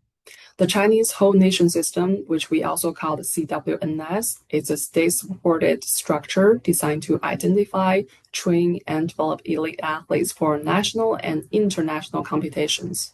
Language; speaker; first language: English; non-native, fluent; Chinese